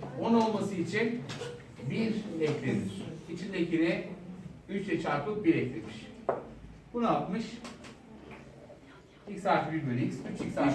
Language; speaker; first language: Turkish; native; Turkish